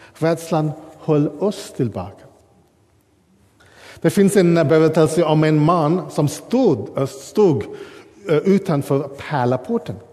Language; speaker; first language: Swedish; non-native, fluent; English